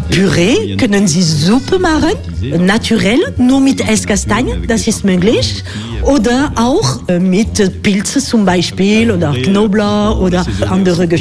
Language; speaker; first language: German; non-native, learner; French